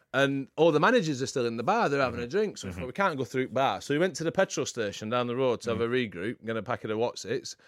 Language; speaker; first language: English; native; English